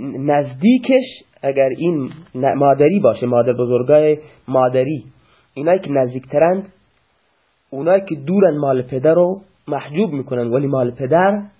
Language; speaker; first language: Persian; non-native, local second language; Baluchi